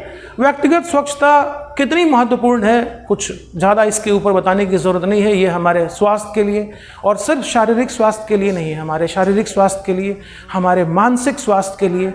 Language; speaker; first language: Hindi; native; Hindi